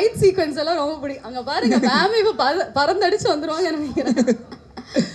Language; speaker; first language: Tamil; native; Tamil